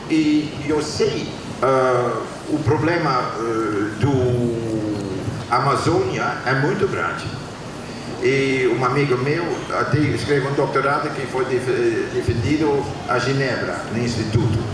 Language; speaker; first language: Portuguese; non-native, fluent; Dutch